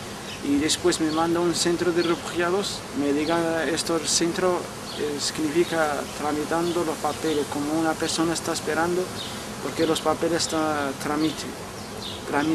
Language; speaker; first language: Spanish; non-native, learner; Arabic